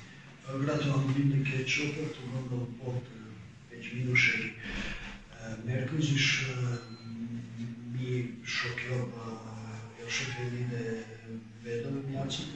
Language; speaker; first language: Hungarian; non-native, learner; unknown